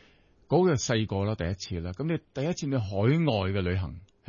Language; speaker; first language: Cantonese; non-native, local second language; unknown